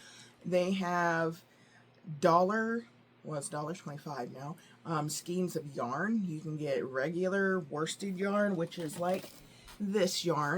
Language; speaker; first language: English; native; English